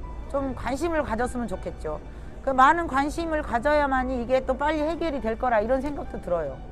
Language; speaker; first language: Korean; native; Korean